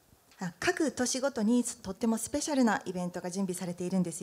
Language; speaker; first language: Japanese; native; Japanese